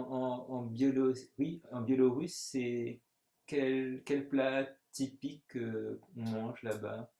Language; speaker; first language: French; native; French